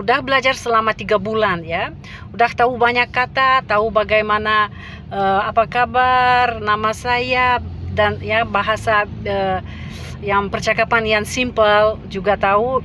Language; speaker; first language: Indonesian; non-native, fluent; Russian